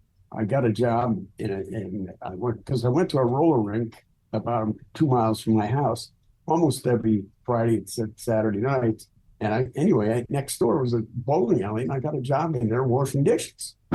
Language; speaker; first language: English; native; English